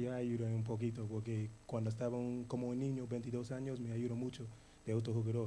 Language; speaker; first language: Spanish; non-native, learner; English